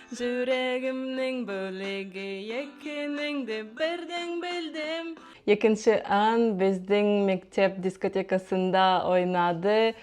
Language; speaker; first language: Kazakh; non-native, learner; Yakut